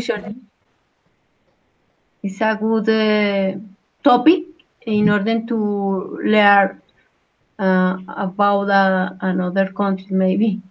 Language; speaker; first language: English; non-native, learner; Spanish